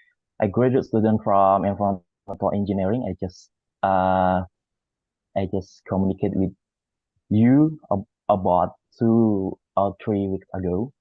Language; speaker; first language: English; non-native, learner; Indonesian